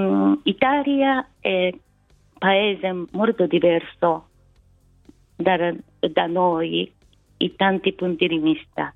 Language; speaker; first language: Italian; non-native, fluent; Japanese